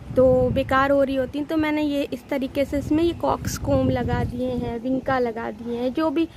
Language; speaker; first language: Hindi; native; Hindi